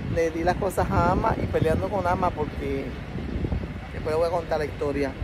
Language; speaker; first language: Spanish; native; Spanish